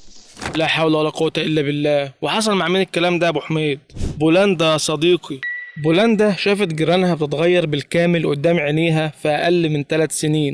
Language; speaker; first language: Arabic; native; Arabic